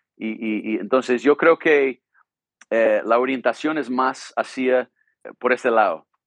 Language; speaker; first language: Spanish; non-native, fluent; English